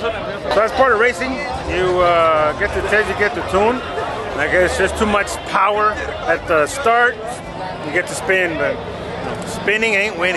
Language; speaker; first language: English; early bilingual, other home language; Spanish